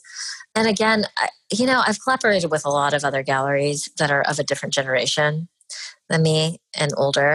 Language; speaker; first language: English; native; English